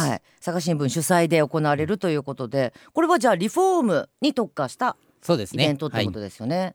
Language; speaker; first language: Japanese; native; Japanese